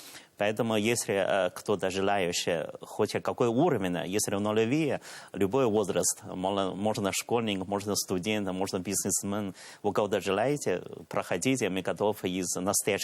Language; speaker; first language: Russian; non-native, learner; Chinese